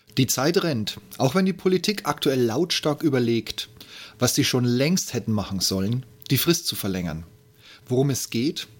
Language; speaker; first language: German; native; German